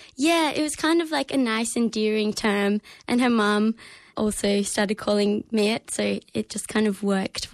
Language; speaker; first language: English; native; English